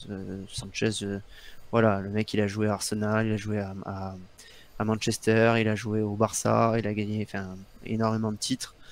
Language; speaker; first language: French; native; French